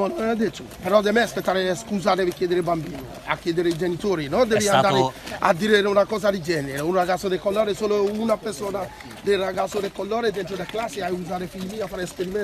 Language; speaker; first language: Italian; non-native, learner; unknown